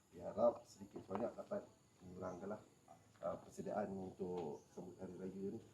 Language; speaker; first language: Malay; native; Malay